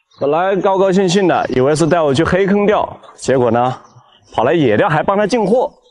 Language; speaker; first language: Chinese; native; Chinese